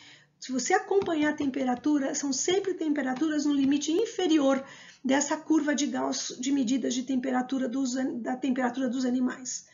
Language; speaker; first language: Portuguese; native; Portuguese